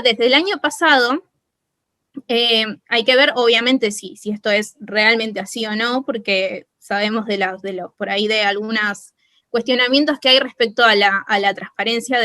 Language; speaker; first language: Spanish; native; Spanish